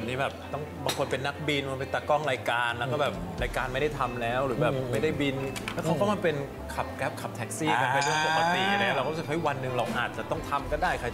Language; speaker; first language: Thai; non-native, fluent; English